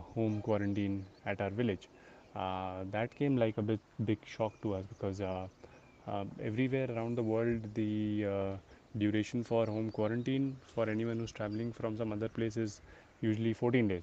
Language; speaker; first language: English; non-native, local second language; Hindi